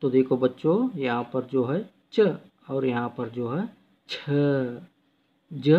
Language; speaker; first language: Hindi; non-native, local second language; Kannada